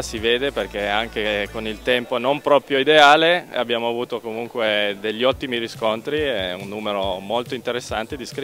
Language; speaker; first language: Italian; native; Italian